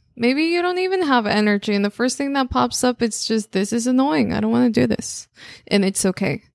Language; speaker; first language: English; non-native, fluent; Spanish